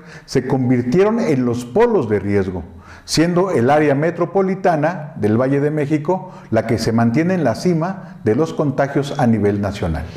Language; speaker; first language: Spanish; native; Spanish